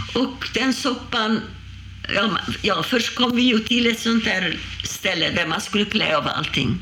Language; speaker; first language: Swedish; non-native, fluent; Hungarian